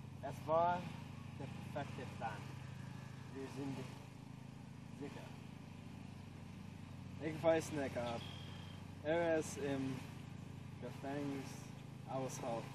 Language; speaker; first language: German; non-native, learner; English